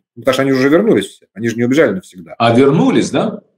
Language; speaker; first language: Russian; native; Russian